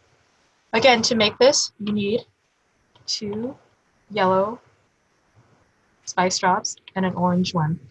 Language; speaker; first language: English; native; English